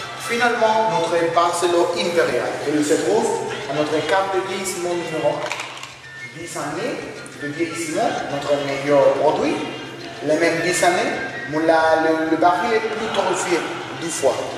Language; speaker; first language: French; non-native, learner; Spanish